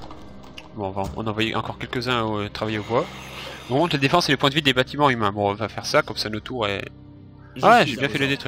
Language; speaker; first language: French; native; French